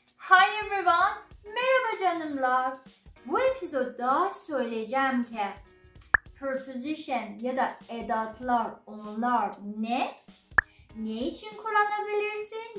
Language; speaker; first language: Turkish; non-native, learner; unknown